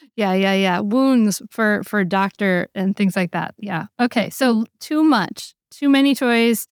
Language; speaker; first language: English; native; English